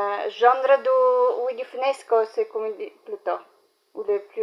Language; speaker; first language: French; non-native, learner; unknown